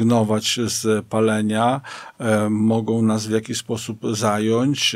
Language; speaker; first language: Polish; native; Polish